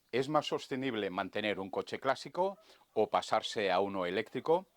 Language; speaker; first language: Spanish; native; Spanish